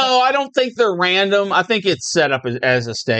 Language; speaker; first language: English; native; English